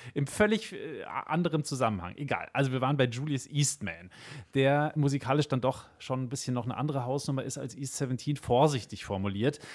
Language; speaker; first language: German; native; German